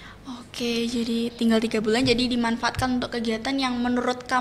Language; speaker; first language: Indonesian; native; Indonesian